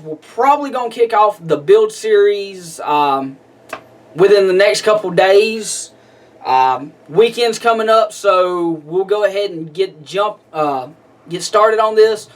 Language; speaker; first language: English; native; English